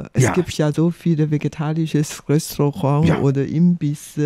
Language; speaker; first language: German; non-native, fluent; Chinese